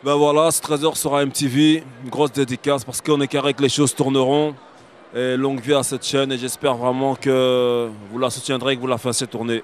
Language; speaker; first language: French; native; French